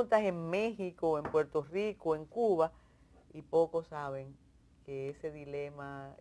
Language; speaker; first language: Spanish; native; Spanish